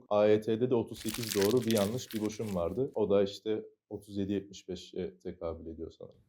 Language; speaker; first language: Turkish; early bilingual, heritage; Turkish